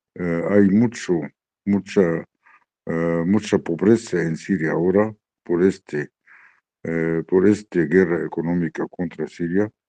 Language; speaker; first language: Spanish; non-native, learner; Arabic